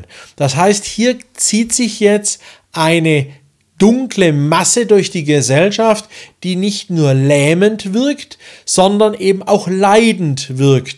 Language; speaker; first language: German; native; German